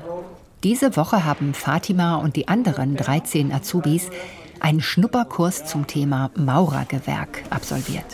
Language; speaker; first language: German; native; German